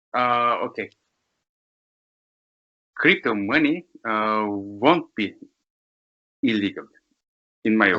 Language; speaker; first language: English; non-native, learner; Turkish